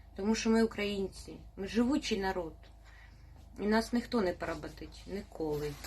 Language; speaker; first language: Ukrainian; non-native, fluent; Russian